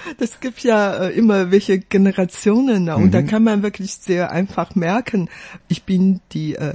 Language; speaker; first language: German; non-native, fluent; Chinese